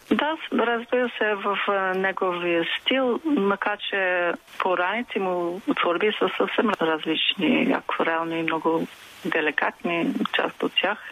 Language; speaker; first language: Bulgarian; non-native, fluent; English